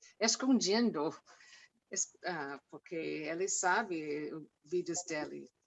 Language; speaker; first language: Portuguese; non-native, learner; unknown